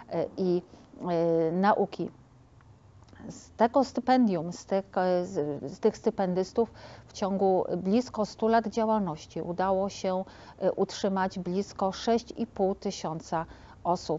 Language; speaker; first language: Polish; native; Polish